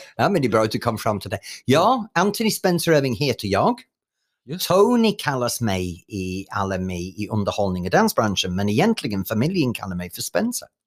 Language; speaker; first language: Swedish; non-native, fluent; English